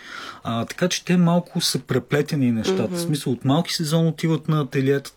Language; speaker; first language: Bulgarian; native; Bulgarian